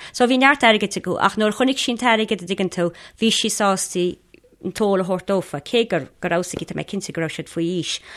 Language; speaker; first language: Irish; native; Irish